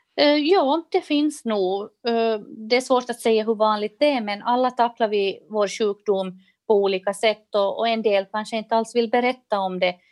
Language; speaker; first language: Swedish; native; Swedish